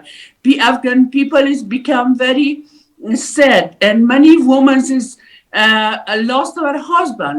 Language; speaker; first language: English; non-native, learner; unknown